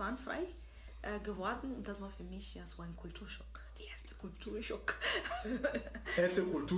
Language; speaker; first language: German; non-native, fluent; Arabic